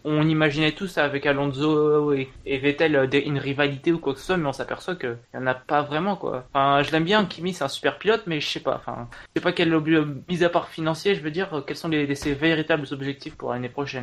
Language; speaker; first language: French; native; French